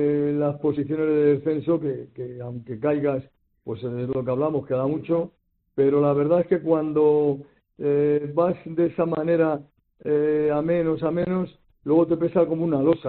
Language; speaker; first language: Spanish; native; Spanish